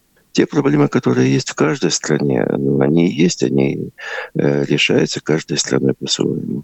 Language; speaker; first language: Russian; native; Russian